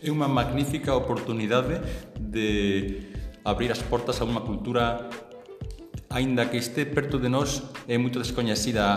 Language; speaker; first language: Portuguese; non-native, fluent; Spanish